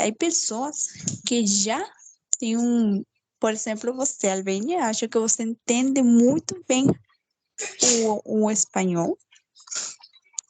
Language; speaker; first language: Portuguese; non-native, fluent; Spanish